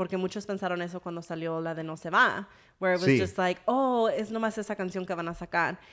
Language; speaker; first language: Spanish; early bilingual, heritage; English